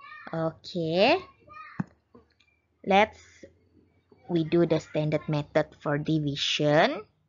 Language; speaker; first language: English; non-native, local second language; Malay